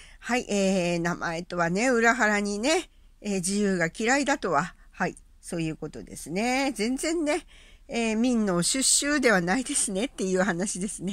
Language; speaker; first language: Japanese; native; Japanese